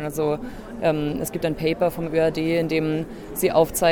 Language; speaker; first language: German; native; German